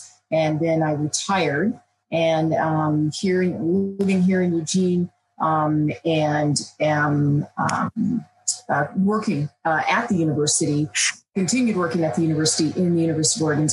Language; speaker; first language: English; native; English